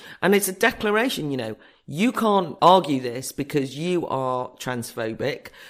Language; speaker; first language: English; native; English